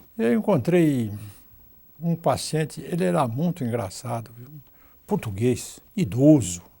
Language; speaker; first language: Portuguese; native; Portuguese